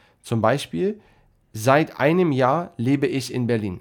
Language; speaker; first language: German; native; German